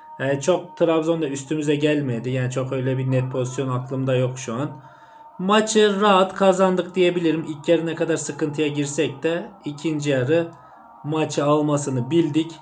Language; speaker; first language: Turkish; native; Turkish